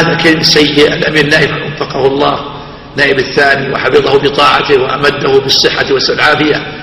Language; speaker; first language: Arabic; native; Arabic